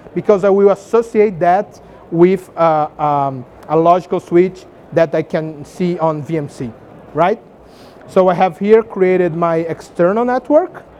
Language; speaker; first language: English; non-native, fluent; Portuguese